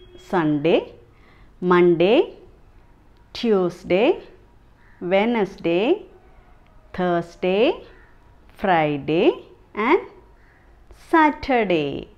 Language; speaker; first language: English; non-native, local second language; Malayalam